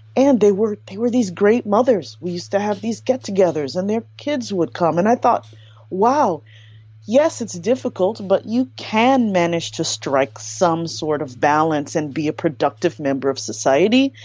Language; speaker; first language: English; native; English